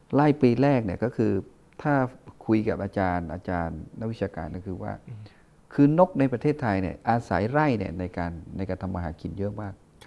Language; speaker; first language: Thai; non-native, local second language; Karen languages